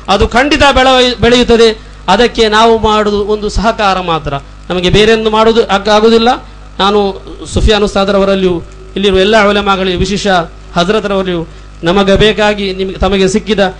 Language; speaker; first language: Kannada; non-native, local second language; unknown